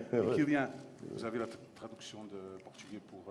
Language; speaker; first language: French; non-native, learner; Portuguese